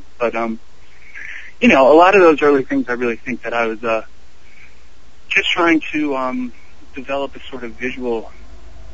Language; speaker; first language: English; native; English